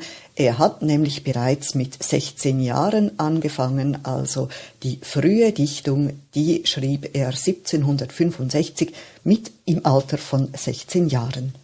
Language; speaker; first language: German; native; German